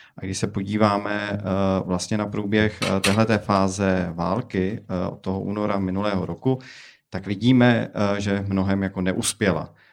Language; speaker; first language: Czech; native; Czech